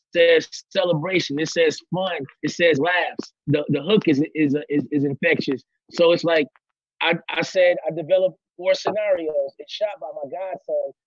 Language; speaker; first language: English; native; English